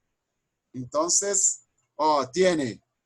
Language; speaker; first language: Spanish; non-native, fluent; Portuguese